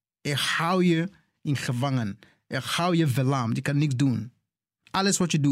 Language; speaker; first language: Dutch; non-native, fluent; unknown